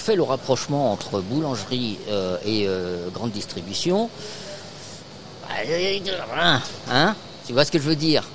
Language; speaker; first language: French; native; French